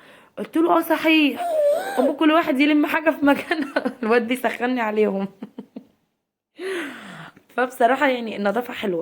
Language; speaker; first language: Arabic; native; Arabic